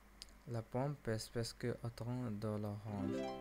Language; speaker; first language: French; non-native, learner; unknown